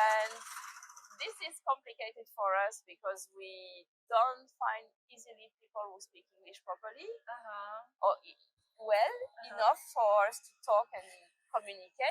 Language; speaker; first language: English; non-native, learner; French